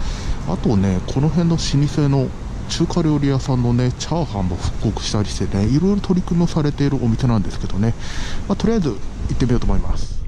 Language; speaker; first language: Japanese; native; Japanese